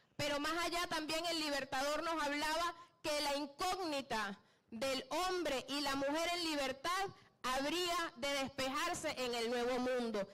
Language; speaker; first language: Spanish; native; Spanish